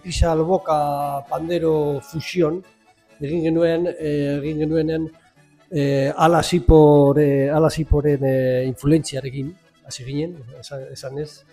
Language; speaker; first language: Basque; non-native, local second language; Spanish